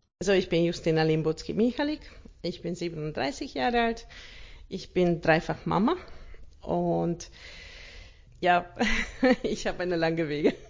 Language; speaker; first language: German; non-native, learner; Hungarian